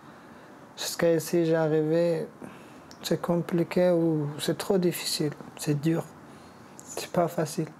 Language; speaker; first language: French; non-native, learner; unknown